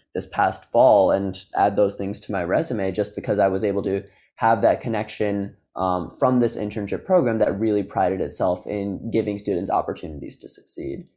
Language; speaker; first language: English; native; English